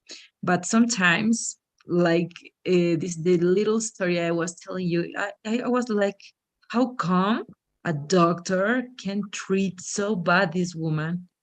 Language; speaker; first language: English; non-native, fluent; Spanish